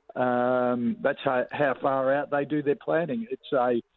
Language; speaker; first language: English; native; English